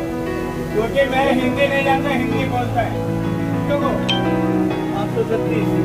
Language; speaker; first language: Hindi; non-native, local second language; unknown